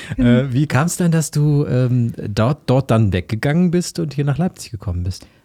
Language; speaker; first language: German; native; German